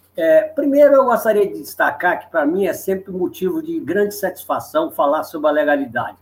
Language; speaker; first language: Portuguese; native; Portuguese